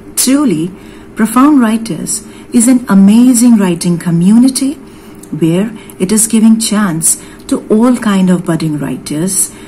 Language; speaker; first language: English; non-native, local second language; Hindi